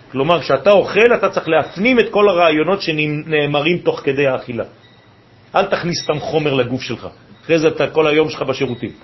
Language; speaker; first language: Hebrew; non-native, fluent; French